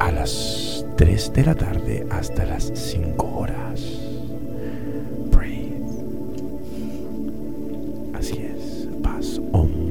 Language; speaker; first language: Spanish; native; Spanish